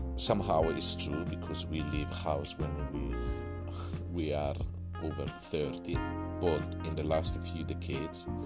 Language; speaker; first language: English; non-native, fluent; Italian